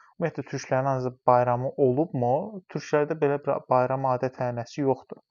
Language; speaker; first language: Azerbaijani; non-native, local second language; Talysh